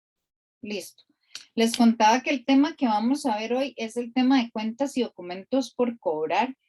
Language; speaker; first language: Spanish; native; Spanish